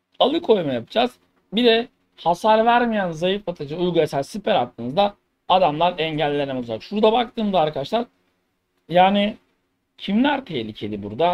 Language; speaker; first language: Turkish; native; Turkish